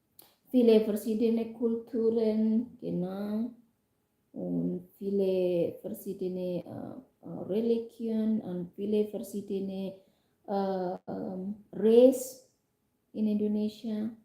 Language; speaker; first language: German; non-native, learner; Indonesian